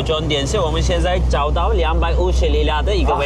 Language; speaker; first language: Chinese; non-native, fluent; Turkish